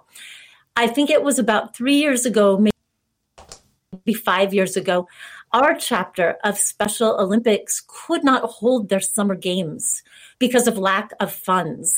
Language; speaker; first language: English; native; English